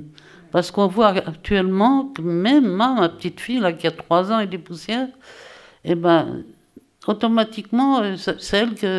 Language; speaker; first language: French; native; French